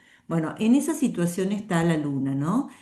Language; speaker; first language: Spanish; native; Spanish